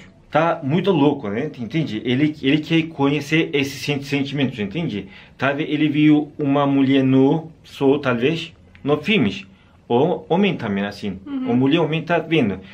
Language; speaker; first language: Portuguese; non-native, learner; Turkish